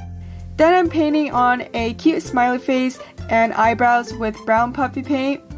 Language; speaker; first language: English; native; English